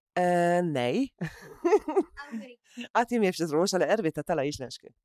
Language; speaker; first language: Icelandic; non-native, learner; Hungarian